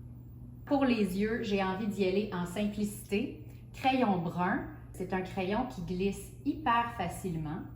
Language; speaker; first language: French; native; French